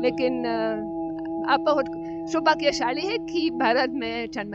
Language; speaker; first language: Hindi; non-native, learner; German